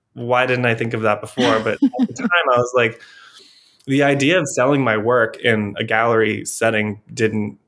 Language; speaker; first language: English; native; English